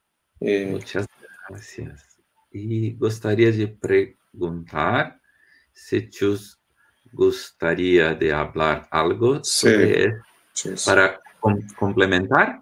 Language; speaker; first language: Spanish; non-native, learner; Portuguese